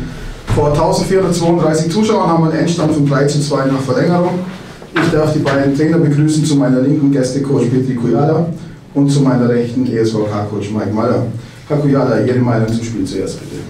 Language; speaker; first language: German; native; German